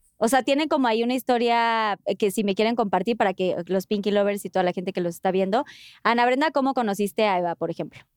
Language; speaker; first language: Spanish; native; Spanish